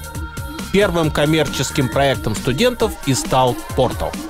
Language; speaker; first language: Russian; native; Russian